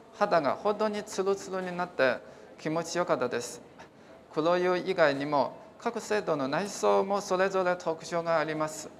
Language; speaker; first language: Japanese; non-native, fluent; Chinese